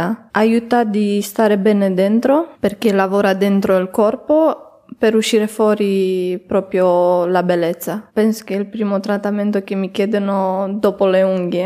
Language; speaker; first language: Italian; non-native, fluent; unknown